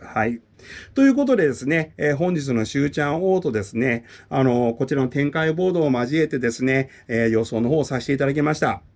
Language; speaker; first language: Japanese; native; Japanese